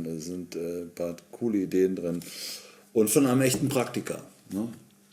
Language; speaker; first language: German; native; German